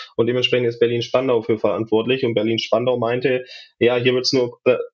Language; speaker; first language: German; native; German